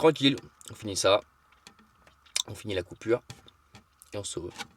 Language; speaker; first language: French; native; French